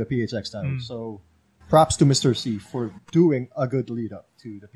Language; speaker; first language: English; non-native, local second language; Filipino